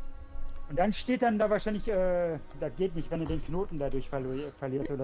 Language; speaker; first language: German; native; German